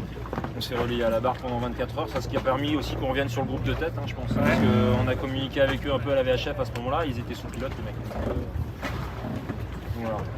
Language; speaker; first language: French; native; French